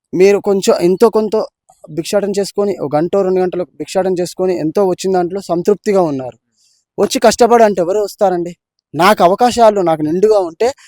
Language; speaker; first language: Telugu; native; Telugu